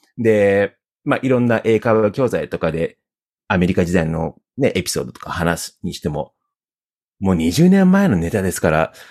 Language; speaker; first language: Japanese; early bilingual, heritage; Japanese